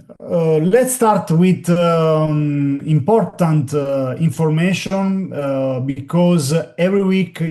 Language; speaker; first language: English; non-native, learner; Italian